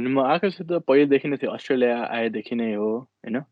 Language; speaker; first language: Nepali; early bilingual, other home language; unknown